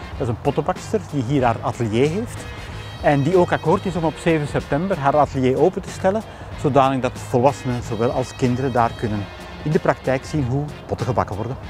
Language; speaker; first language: Dutch; native; Dutch